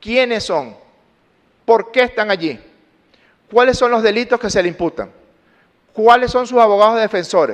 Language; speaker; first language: Spanish; native; Spanish